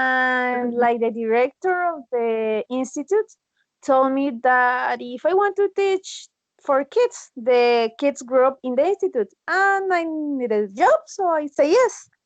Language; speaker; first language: English; non-native, learner; Spanish